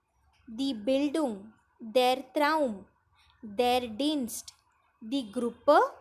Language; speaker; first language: German; non-native, fluent; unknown